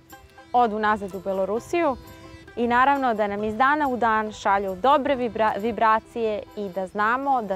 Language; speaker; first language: Serbian; native; Serbian